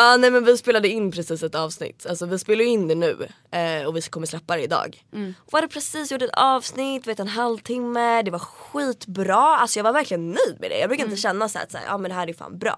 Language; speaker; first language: Swedish; native; Swedish